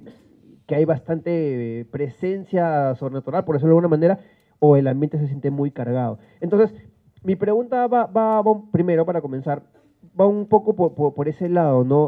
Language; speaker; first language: Spanish; native; Spanish